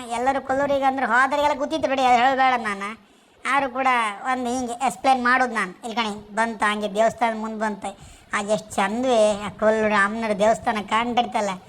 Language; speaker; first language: Kannada; native; Kannada